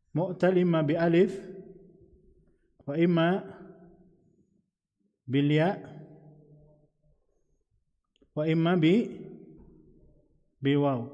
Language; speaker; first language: Arabic; non-native, fluent; Indonesian